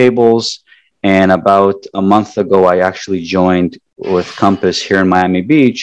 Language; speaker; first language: English; native; English